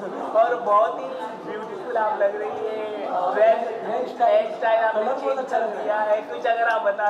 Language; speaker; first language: Hindi; native; Hindi